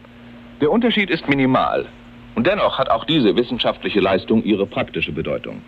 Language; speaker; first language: German; native; German